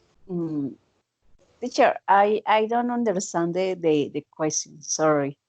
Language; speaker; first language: English; non-native, learner; Spanish